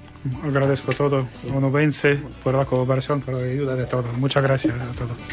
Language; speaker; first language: Spanish; non-native, learner; Ukrainian